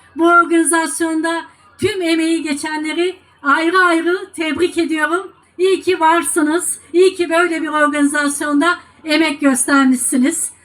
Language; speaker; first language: Turkish; native; Turkish